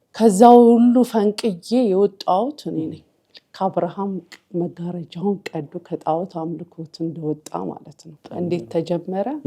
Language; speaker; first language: Amharic; native; Amharic